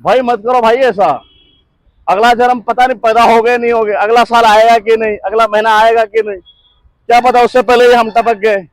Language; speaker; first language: Hindi; non-native, local second language; Kannada